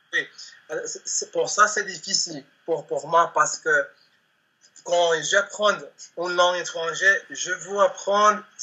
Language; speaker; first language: French; non-native, learner; Spanish